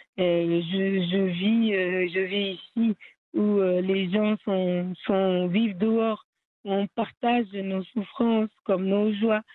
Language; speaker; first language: French; non-native, local second language; Wolof